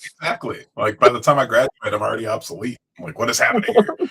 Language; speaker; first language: English; native; English